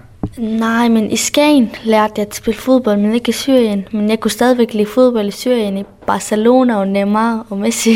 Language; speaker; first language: Danish; early bilingual, other home language; Kurdish